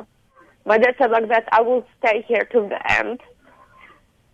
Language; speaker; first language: English; non-native, fluent; Ukrainian